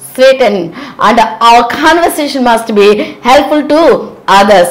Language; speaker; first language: English; non-native, local second language; Telugu